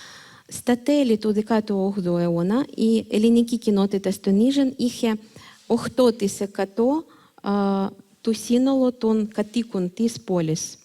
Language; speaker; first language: Greek; non-native, fluent; Ukrainian